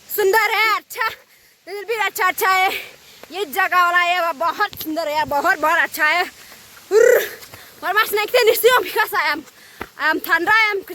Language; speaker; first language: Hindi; non-native, learner; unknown